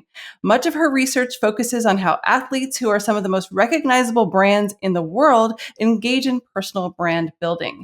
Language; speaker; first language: English; native; English